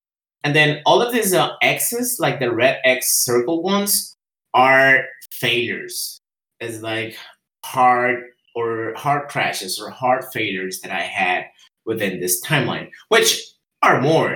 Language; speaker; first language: English; non-native, fluent; Spanish